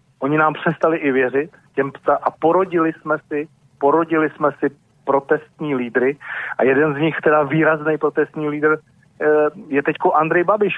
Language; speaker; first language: Czech; native; Czech